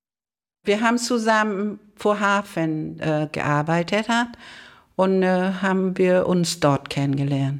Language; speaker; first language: German; non-native, learner; Vietnamese